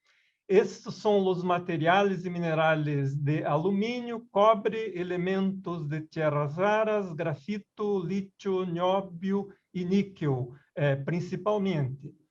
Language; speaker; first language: Spanish; non-native, learner; Portuguese